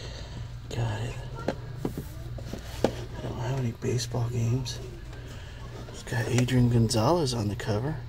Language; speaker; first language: English; native; English